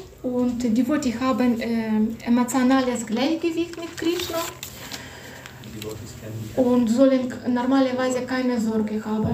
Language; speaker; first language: German; non-native, fluent; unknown